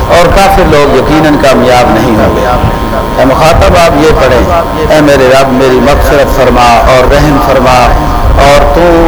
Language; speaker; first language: Urdu; native; Urdu